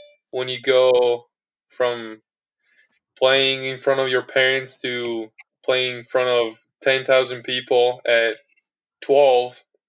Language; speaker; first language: English; non-native, fluent; Italian